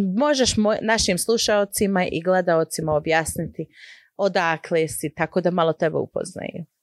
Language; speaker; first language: Croatian; early bilingual, heritage; Bosnian